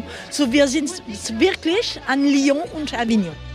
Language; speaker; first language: German; non-native, learner; French